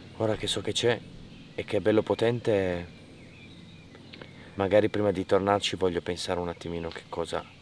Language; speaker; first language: Italian; native; Italian